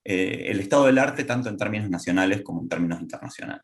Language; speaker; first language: Spanish; native; Spanish